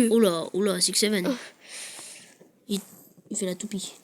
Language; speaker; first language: French; native; French